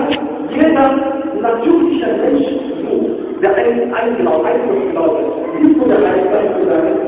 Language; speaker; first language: German; non-native, fluent; Arabic